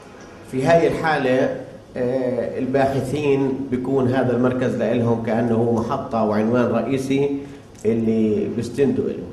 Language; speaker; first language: Arabic; native; Arabic